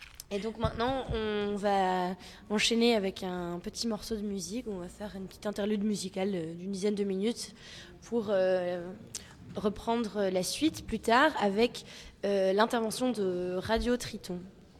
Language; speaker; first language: French; native; French